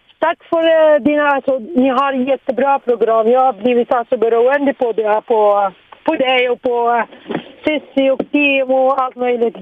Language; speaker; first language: Swedish; non-native, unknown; Arabic